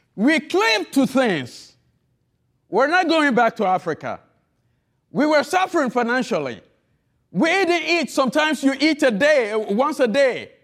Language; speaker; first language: English; non-native, fluent; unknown